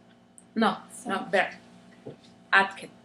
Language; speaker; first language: English; non-native, learner; Spanish